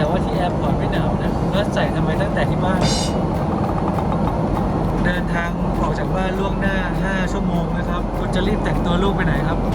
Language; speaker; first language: Thai; native; Thai